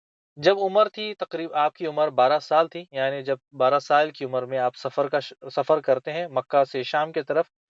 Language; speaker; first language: Urdu; native; Urdu